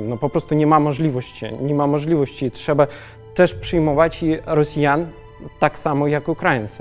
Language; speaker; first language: Polish; non-native, learner; Russian